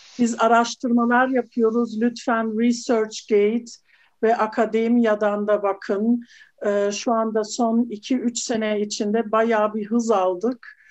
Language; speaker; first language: Turkish; early bilingual, heritage; Turkish